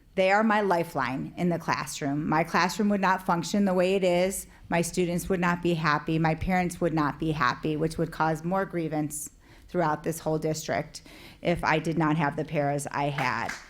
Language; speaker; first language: English; native; English